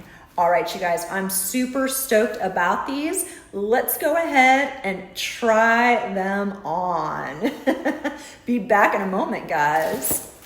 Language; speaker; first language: English; native; English